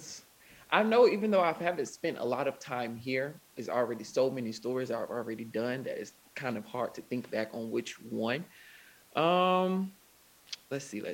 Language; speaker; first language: English; native; English